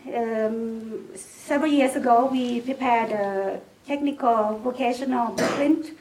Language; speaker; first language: English; non-native, fluent; Thai